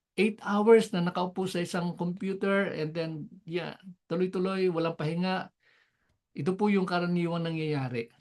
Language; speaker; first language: Filipino; non-native, local second language; Cebuano